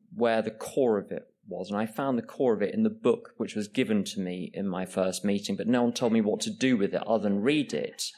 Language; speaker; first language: English; native; English